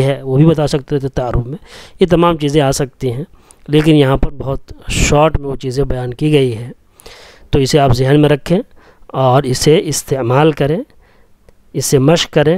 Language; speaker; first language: Urdu; native; Urdu